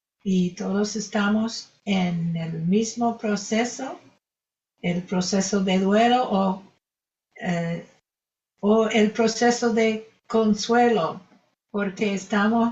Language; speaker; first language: Spanish; non-native, fluent; English